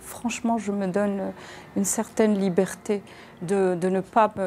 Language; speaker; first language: French; non-native, local second language; Arabic